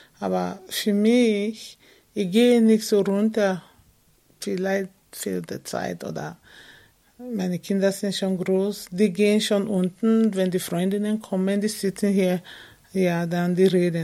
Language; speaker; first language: German; non-native, fluent; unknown